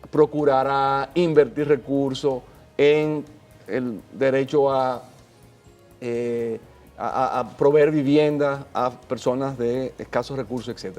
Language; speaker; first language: Spanish; native; Spanish